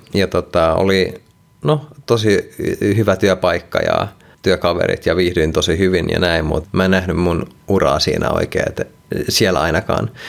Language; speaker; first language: Finnish; non-native, local second language; Swedish